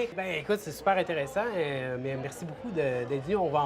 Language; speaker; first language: French; native; French